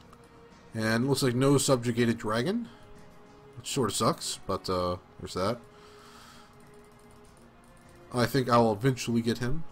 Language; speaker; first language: English; native; English